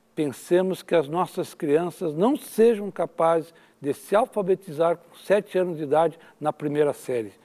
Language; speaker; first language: Portuguese; native; Portuguese